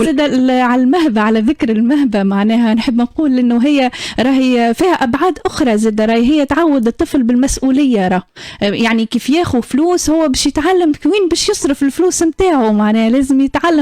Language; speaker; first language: Arabic; native; Arabic